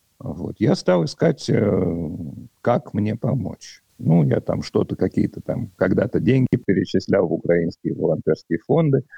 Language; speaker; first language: Russian; native; Russian